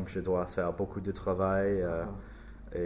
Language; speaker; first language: French; non-native, learner; English